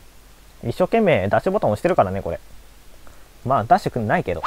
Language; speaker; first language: Japanese; native; Japanese